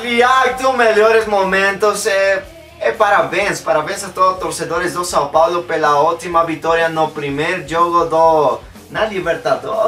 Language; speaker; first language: Portuguese; non-native, learner; Spanish